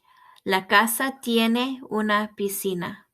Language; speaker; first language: Spanish; non-native, fluent; English